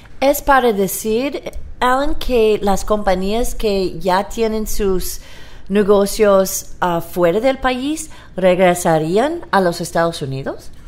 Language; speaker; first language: Spanish; non-native, learner; English